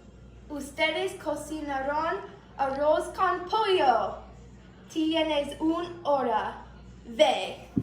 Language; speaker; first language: Spanish; non-native, learner; English